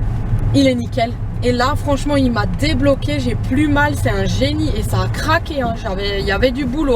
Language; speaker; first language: French; native; French